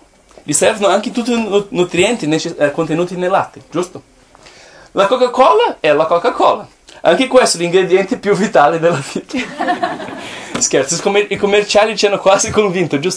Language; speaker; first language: Italian; non-native, fluent; Portuguese